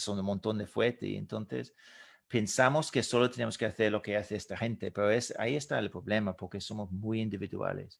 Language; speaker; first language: Spanish; non-native, fluent; English